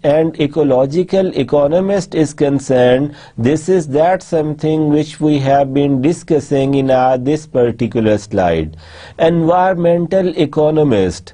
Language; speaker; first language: English; non-native, local second language; Urdu